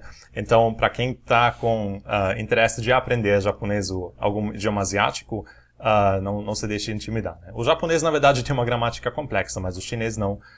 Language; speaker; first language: Portuguese; non-native, fluent; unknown